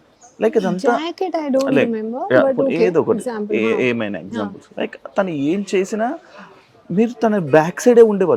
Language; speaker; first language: Telugu; native; Telugu